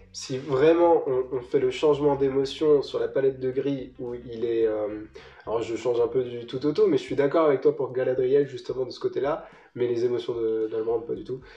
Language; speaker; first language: French; native; French